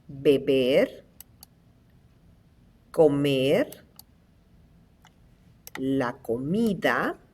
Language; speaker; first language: Spanish; non-native, fluent; English